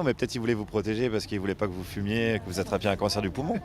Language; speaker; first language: French; native; French